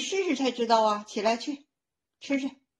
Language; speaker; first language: Chinese; native; Chinese